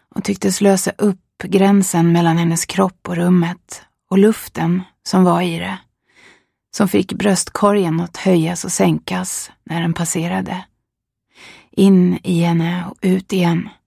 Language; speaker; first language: Swedish; native; Swedish